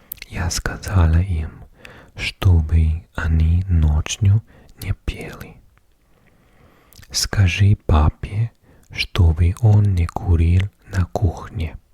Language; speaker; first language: Russian; non-native, learner; English